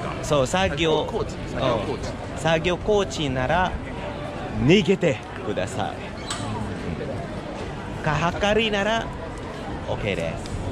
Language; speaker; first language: Japanese; non-native, learner; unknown